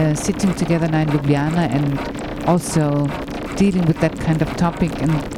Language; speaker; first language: English; non-native, fluent; German